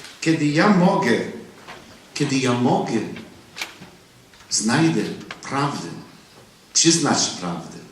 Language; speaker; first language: Polish; non-native, learner; English